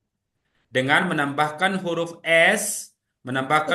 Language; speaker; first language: Indonesian; native; Indonesian